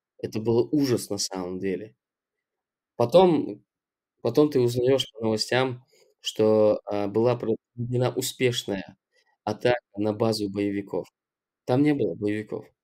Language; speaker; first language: Russian; non-native, local second language; Chechen